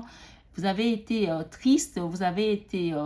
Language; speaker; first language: French; native; French